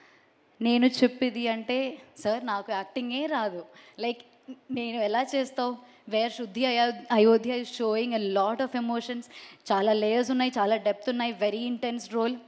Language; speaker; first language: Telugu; non-native, learner; Malayalam